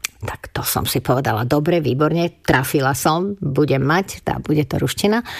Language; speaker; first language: Slovak; non-native, local second language; Hungarian